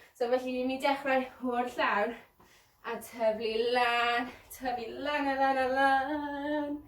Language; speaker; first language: Welsh; non-native, local second language; English